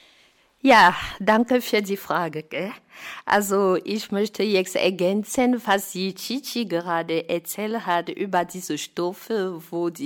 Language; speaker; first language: German; non-native, fluent; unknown